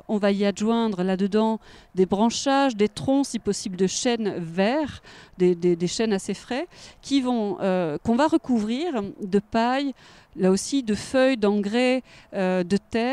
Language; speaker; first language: French; native; French